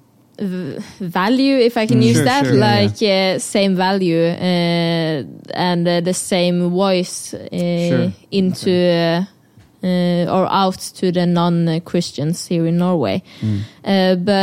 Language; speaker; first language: English; non-native, fluent; Norwegian